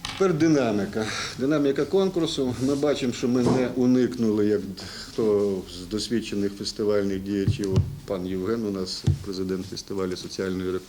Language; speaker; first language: Ukrainian; native; Ukrainian